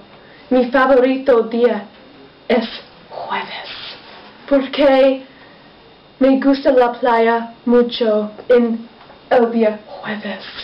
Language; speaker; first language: Spanish; non-native, learner; English